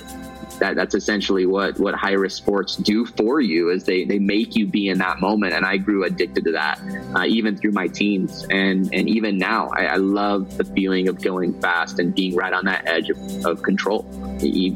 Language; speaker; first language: English; native; English